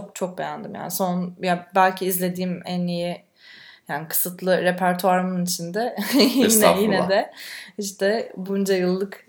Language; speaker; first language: Turkish; native; Turkish